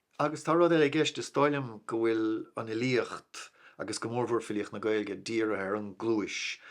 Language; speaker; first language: Irish; non-native, local second language; English